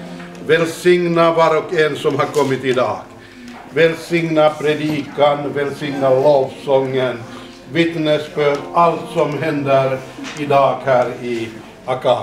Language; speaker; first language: Swedish; non-native, fluent; Finnish